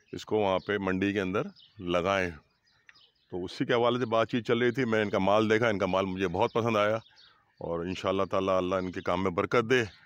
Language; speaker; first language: Urdu; native; Urdu